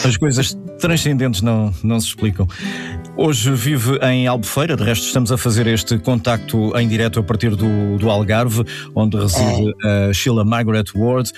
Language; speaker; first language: Portuguese; native; Portuguese